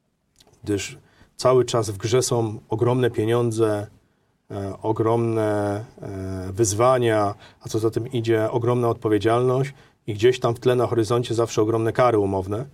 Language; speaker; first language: Polish; native; Polish